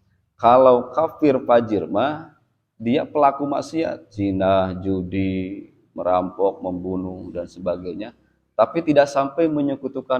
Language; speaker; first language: Indonesian; non-native, local second language; Sundanese